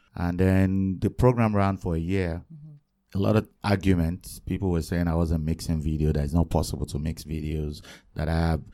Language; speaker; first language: English; non-native, local second language; Yoruba